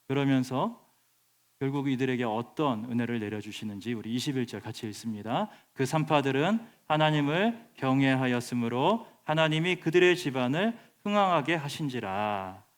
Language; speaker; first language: Korean; native; Korean